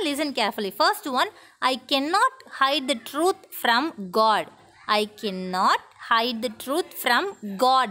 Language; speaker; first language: English; non-native, local second language; Tamil